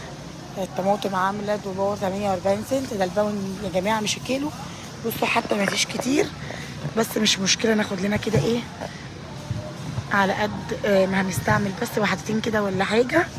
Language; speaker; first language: Arabic; native; Arabic